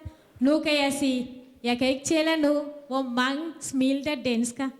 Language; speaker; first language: Danish; non-native, fluent; Tamil